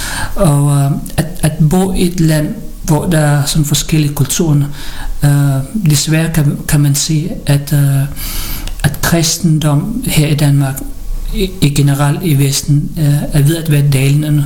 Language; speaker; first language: Danish; non-native, fluent; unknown